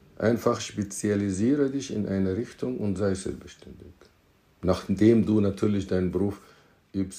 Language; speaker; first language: German; non-native, fluent; Arabic